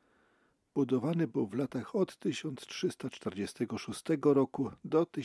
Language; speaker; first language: Polish; native; Polish